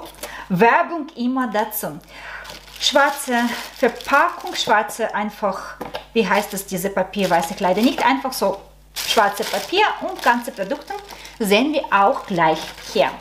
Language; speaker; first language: German; non-native, learner; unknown